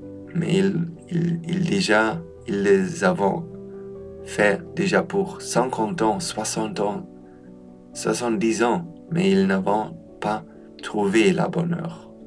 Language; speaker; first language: French; non-native, learner; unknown